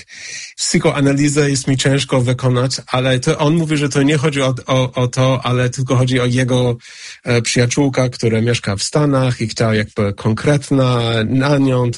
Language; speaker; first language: Polish; non-native, fluent; English